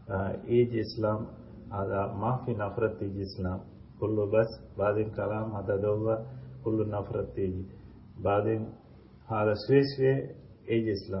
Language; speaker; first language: Arabic; non-native, learner; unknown